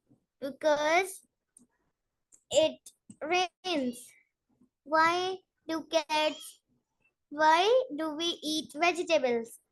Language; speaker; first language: English; non-native, learner; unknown